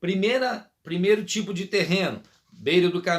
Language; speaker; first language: Portuguese; native; Portuguese